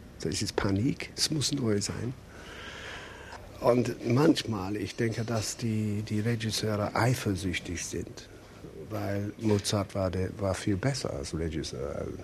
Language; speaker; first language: German; non-native, fluent; English